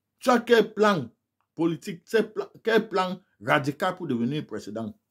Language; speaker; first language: French; non-native, local second language; English